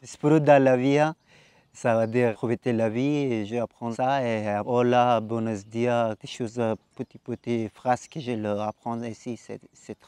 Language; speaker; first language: French; non-native, learner; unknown